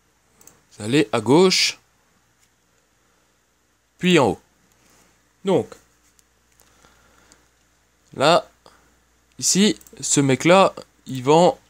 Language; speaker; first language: French; native; French